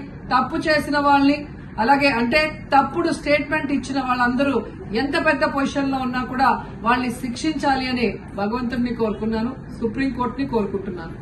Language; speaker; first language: Telugu; native; Telugu